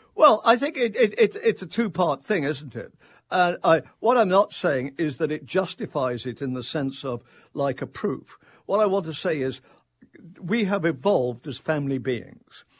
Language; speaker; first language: English; native; English